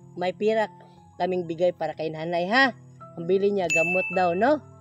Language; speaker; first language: Filipino; non-native, local second language; Cebuano